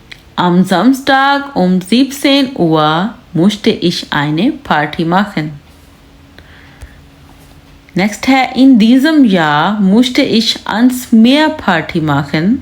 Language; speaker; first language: German; non-native, learner; Urdu